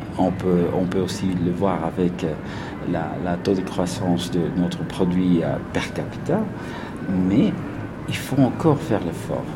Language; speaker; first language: French; non-native, fluent; Spanish